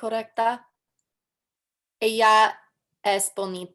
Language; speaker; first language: Spanish; non-native, learner; English